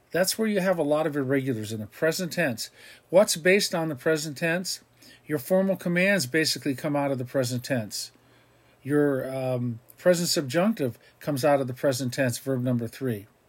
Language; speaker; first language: English; native; English